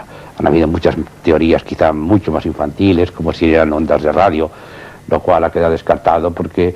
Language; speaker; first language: Spanish; native; Spanish